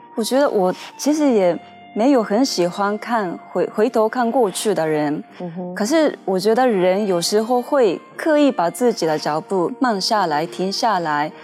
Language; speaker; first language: Chinese; non-native, fluent; Japanese